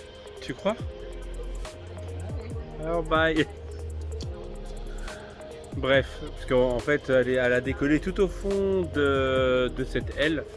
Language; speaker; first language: French; native; French